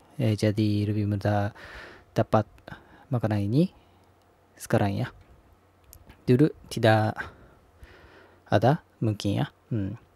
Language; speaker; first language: Indonesian; non-native, learner; Japanese